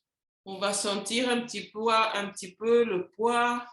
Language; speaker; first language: French; non-native, learner; Spanish